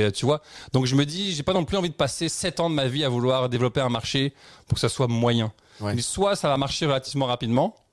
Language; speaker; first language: French; native; French